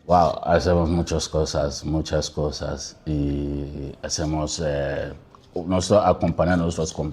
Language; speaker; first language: Spanish; non-native, learner; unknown